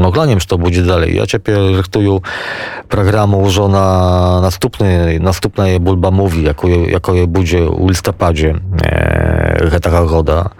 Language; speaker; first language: Polish; non-native, local second language; Belarusian